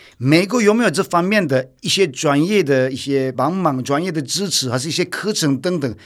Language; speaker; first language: Chinese; non-native, fluent; Turkish